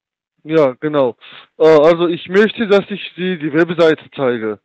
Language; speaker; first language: German; non-native, learner; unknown